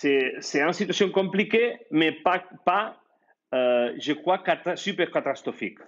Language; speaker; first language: French; non-native, fluent; Spanish